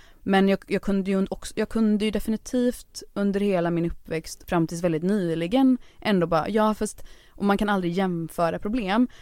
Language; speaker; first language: Swedish; native; Swedish